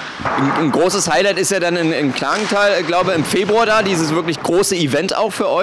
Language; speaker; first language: German; native; German